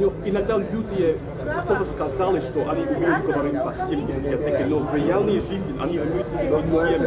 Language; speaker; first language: Russian; non-native, learner; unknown